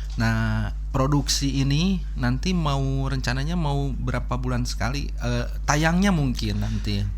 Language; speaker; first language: Indonesian; native; Indonesian